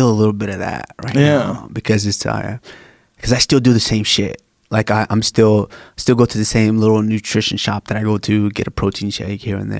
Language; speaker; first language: English; early bilingual, other home language; Yoruba